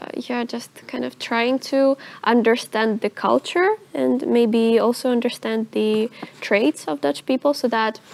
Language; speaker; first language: English; non-native, fluent; Russian